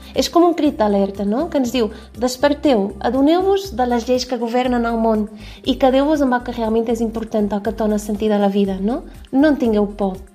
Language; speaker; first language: Catalan; non-native, fluent; Portuguese